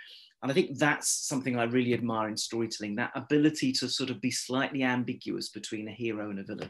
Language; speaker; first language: English; native; English